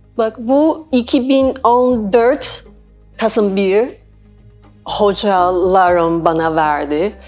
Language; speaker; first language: Turkish; non-native, learner; Chinese